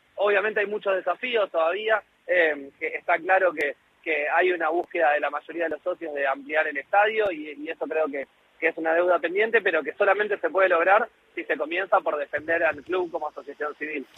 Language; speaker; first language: Spanish; native; Spanish